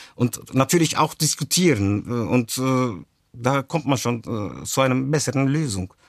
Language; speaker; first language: German; early bilingual, other home language; Turkish